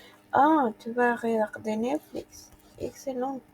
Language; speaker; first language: French; non-native, fluent; Spanish